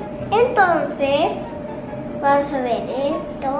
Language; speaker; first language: Spanish; early bilingual, heritage; Spanish